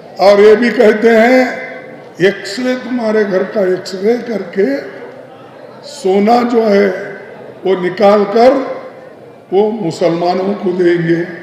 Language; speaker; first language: Hindi; non-native, local second language; Kannada